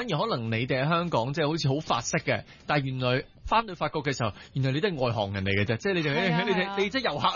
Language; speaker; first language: Cantonese; native; Cantonese